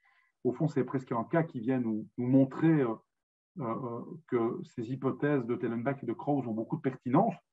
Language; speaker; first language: French; native; French